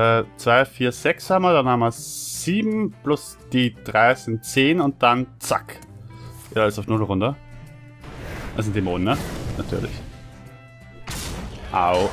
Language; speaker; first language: German; native; German